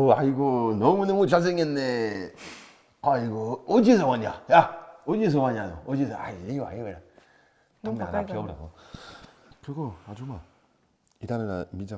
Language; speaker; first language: Korean; non-native, fluent; French